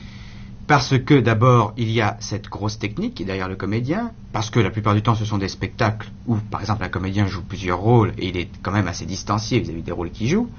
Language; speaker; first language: French; native; French